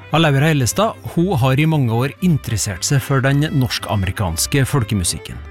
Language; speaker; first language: Norwegian; native; Norwegian